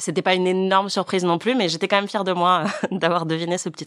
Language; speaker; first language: French; native; French